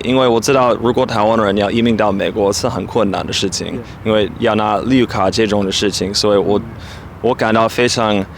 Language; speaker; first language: Chinese; non-native, fluent; English